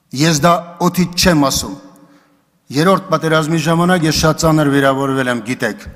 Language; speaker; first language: Armenian; native; Armenian